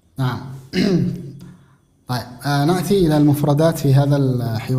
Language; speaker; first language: Arabic; non-native, fluent; Indonesian